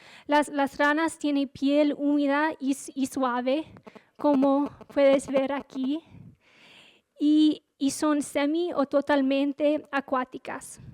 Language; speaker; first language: Spanish; non-native, fluent; English